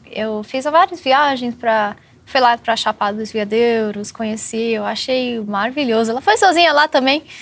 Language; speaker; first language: Portuguese; non-native, fluent; English